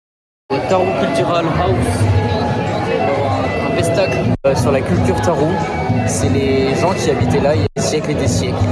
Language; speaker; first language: French; native; French